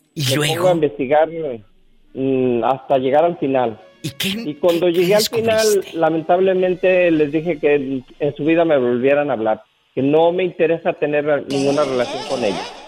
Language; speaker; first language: Spanish; native; Spanish